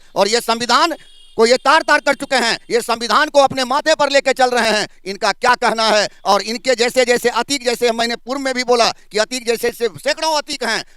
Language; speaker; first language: Hindi; native; Hindi